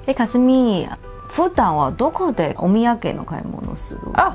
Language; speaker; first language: Japanese; non-native, fluent; Chinese